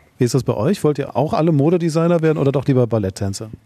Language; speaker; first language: German; native; German